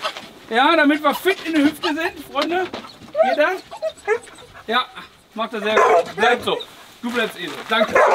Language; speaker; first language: German; native; German